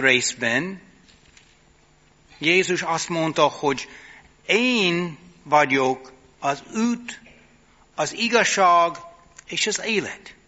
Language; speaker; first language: Hungarian; non-native, fluent; English